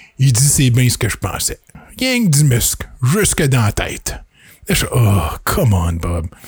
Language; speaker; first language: French; native; French